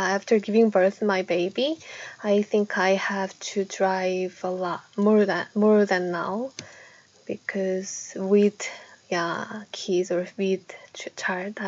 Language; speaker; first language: English; non-native, fluent; Korean